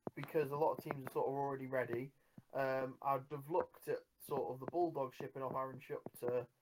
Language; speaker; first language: English; native; English